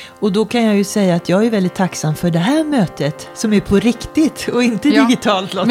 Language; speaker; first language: Swedish; native; Swedish